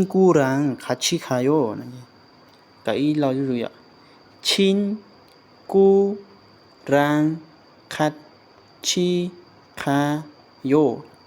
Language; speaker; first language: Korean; non-native, fluent; Hmong